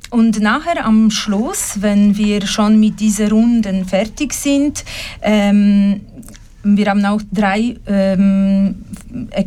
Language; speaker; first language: German; non-native, fluent; Polish